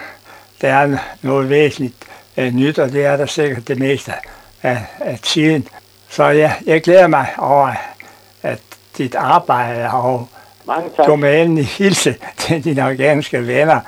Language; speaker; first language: Danish; non-native, fluent; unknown